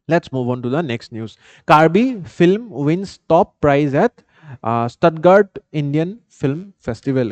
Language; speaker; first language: English; non-native, local second language; Assamese